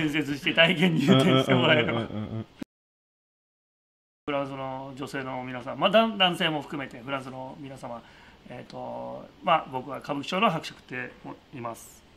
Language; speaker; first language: Japanese; native; Japanese